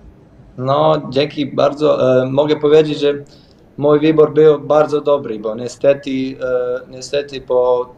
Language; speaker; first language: Polish; non-native, learner; Bosnian